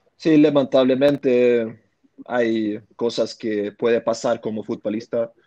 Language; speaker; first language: Spanish; early bilingual, heritage; Swedish